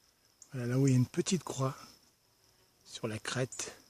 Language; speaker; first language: French; native; French